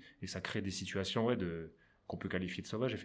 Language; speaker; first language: French; native; French